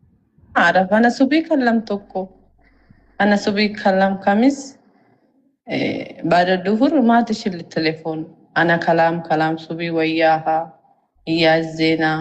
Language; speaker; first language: Arabic; non-native, learner; Amharic